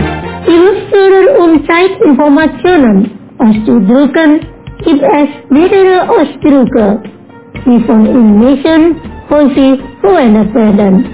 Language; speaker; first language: German; non-native, fluent; Indonesian